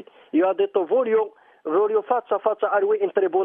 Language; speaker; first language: Italian; non-native, learner; Arabic